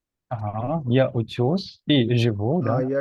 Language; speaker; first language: Russian; non-native, fluent; Indonesian